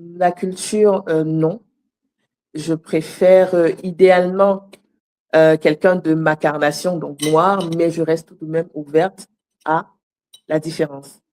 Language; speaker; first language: French; native; French